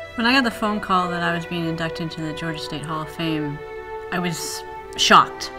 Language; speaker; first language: English; native; English